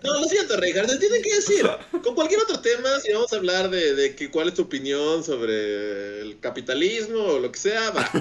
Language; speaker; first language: Spanish; native; Spanish